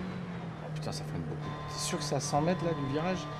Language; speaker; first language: French; native; French